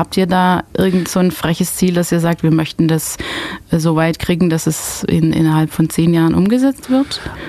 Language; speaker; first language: German; non-native, fluent; Dutch